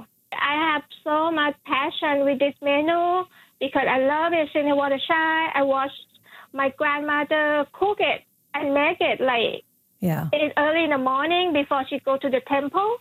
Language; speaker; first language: English; non-native, fluent; Thai